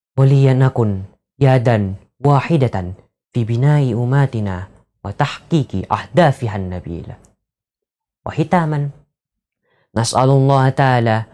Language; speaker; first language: Arabic; non-native, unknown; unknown